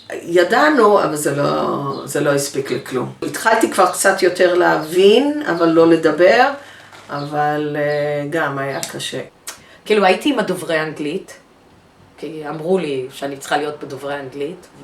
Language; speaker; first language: Hebrew; early bilingual, other home language; English